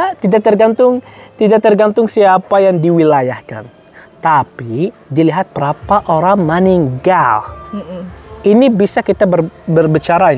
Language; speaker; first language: Indonesian; non-native, fluent; Arabic